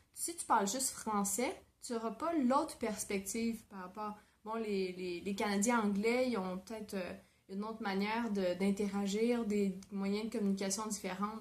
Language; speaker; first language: French; native; French